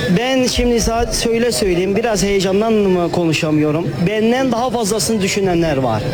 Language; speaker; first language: Turkish; non-native, fluent; Arabic